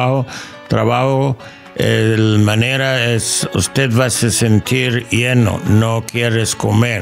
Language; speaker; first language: Spanish; non-native, learner; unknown